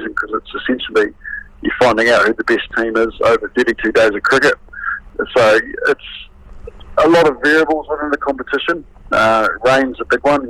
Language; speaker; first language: English; native; English